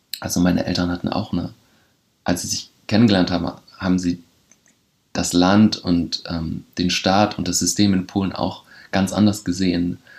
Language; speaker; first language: German; early bilingual, other home language; Polish